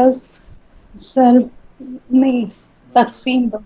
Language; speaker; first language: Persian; non-native, learner; Urdu